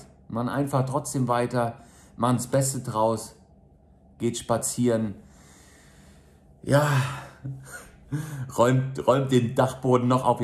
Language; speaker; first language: German; native; German